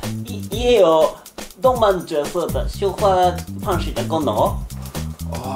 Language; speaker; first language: Chinese; non-native, fluent; Japanese